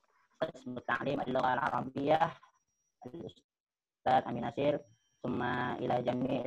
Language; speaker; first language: Arabic; non-native, learner; Indonesian